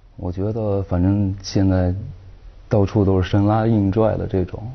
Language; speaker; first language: Chinese; native; Chinese